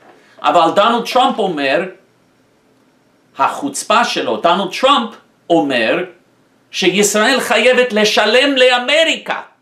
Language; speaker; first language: Hebrew; non-native, fluent; English